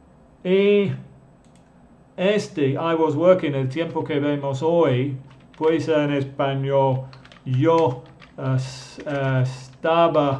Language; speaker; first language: Spanish; non-native, fluent; English